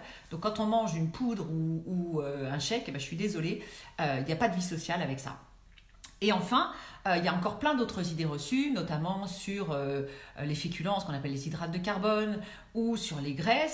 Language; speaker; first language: French; native; French